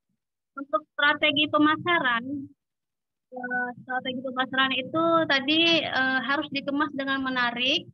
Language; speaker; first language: Indonesian; native; Indonesian